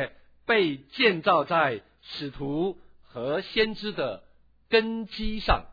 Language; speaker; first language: Chinese; native; Chinese